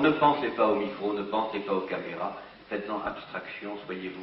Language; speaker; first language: French; native; French